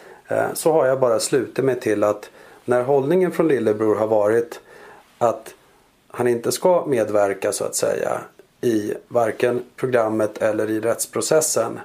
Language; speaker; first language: Swedish; native; Swedish